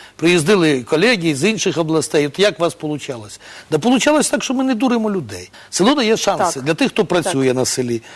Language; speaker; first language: Ukrainian; native; Ukrainian